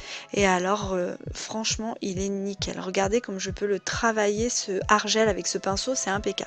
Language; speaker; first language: French; native; French